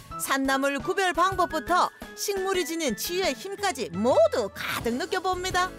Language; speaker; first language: Korean; native; Korean